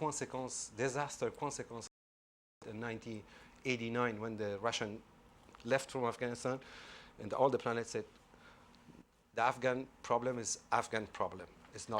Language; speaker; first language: English; non-native, fluent; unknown